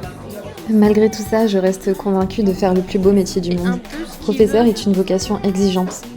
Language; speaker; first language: French; native; French